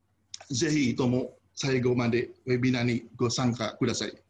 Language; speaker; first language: Japanese; non-native, fluent; Indonesian